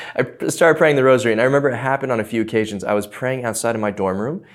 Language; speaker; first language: English; early bilingual, other home language; Korean